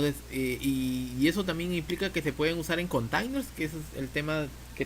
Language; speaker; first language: Spanish; native; Spanish